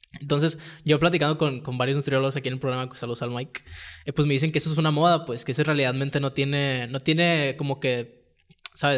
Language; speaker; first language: Spanish; native; Spanish